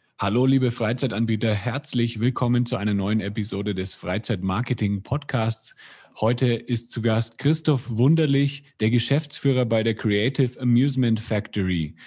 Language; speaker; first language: German; native; German